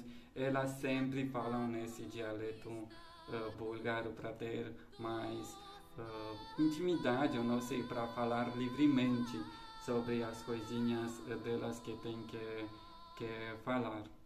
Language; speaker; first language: Portuguese; non-native, fluent; Romanian